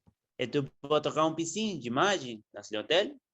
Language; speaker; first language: French; non-native, learner; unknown